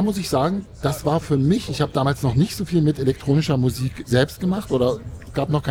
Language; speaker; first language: German; native; German